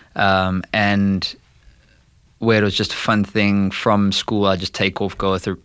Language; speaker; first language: English; native; English